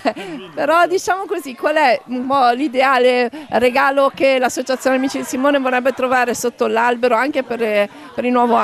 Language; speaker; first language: Italian; native; Italian